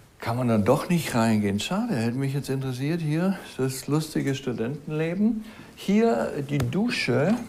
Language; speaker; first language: German; native; German